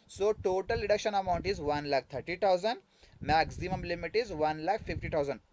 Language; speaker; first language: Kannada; non-native, local second language; Urdu